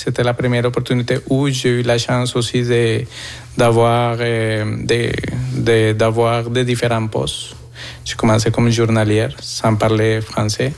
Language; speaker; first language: French; non-native, fluent; Spanish